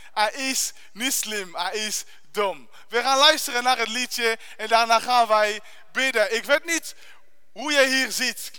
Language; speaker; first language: Dutch; non-native, fluent; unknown